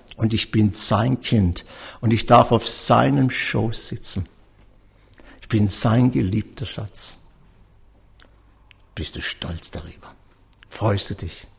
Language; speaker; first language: German; native; German